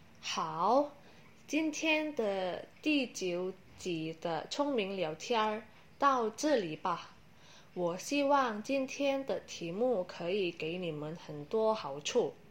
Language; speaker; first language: Chinese; non-native, learner; Indonesian